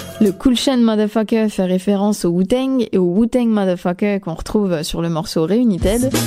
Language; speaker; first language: French; native; French